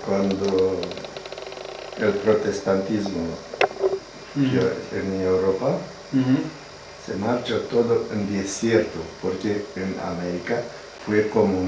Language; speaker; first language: Spanish; non-native, learner; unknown